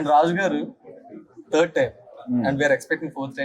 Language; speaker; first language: Telugu; native; Telugu